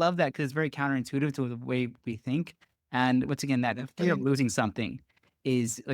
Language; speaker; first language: English; native; English